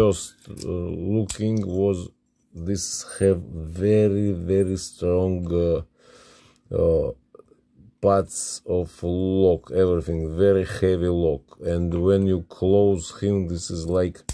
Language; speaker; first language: English; non-native, learner; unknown